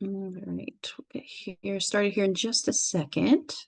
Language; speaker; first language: English; native; English